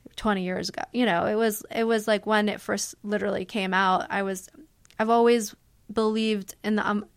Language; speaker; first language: English; native; English